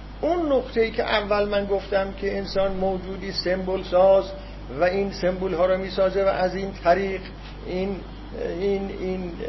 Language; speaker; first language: Persian; non-native, local second language; Azerbaijani